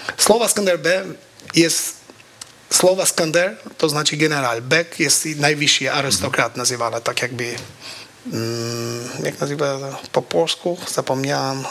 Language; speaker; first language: Polish; non-native, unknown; Albanian